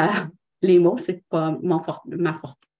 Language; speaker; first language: French; non-native, local second language; English